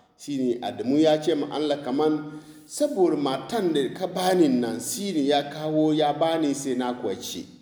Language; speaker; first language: Hausa; non-native, local second language; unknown